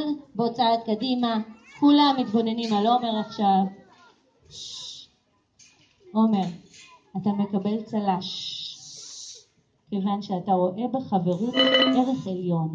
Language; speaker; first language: Hebrew; native; Hebrew